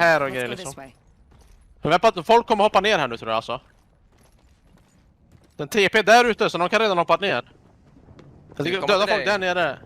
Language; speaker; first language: Swedish; native; Swedish